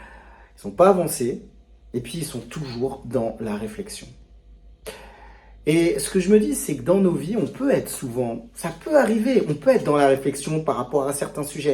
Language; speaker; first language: French; native; French